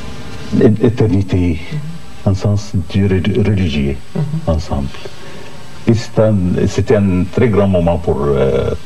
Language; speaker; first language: French; non-native, fluent; Arabic